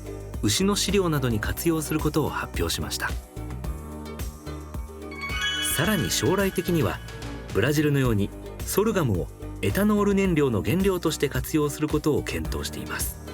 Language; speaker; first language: Japanese; native; Japanese